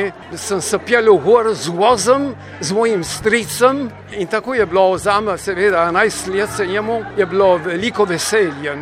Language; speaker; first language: Slovenian; early bilingual, heritage; Slovenian